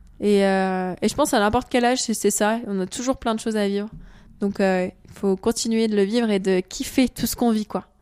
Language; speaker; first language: French; native; French